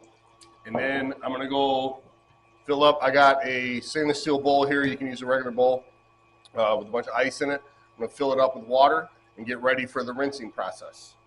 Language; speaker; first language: English; native; English